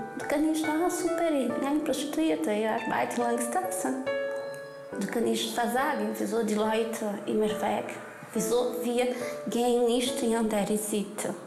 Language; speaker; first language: German; non-native, learner; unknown